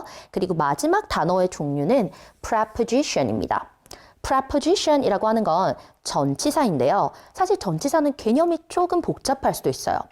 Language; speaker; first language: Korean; native; Korean